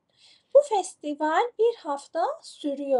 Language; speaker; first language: Turkish; non-native, fluent; Persian